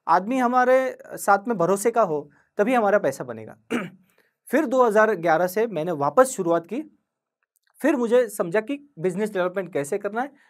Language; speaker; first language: Hindi; non-native, local second language; Marathi